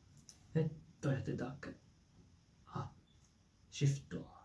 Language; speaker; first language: Japanese; non-native, fluent; English